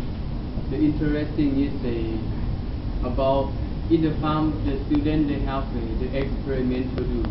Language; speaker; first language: English; non-native, learner; Thai